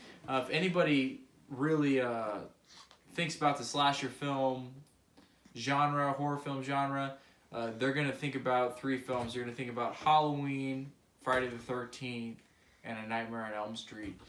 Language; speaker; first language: English; native; English